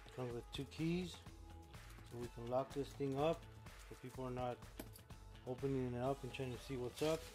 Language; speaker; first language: English; early bilingual, other home language; Spanish